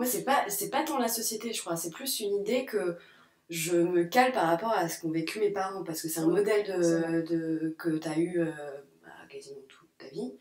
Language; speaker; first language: French; native; French